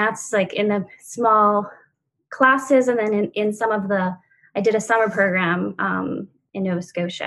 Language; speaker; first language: English; non-native, fluent; French